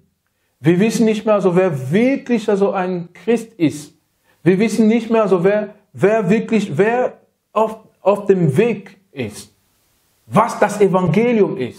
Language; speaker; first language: German; non-native, fluent; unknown